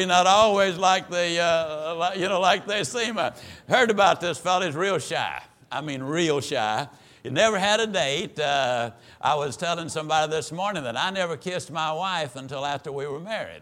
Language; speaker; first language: English; native; English